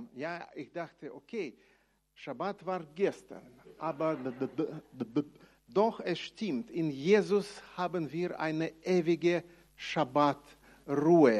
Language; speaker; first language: German; non-native, fluent; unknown